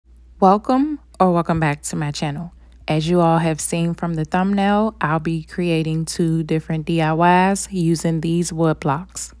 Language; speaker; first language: English; native; English